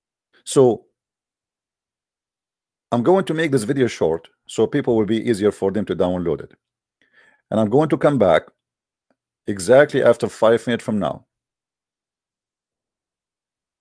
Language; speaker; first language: English; non-native, fluent; Arabic